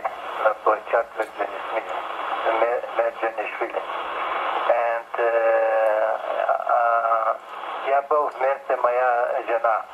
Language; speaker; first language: Russian; non-native, learner; Bulgarian